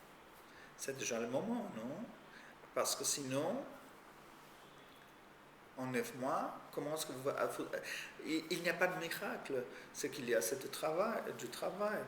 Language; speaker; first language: French; non-native, fluent; Portuguese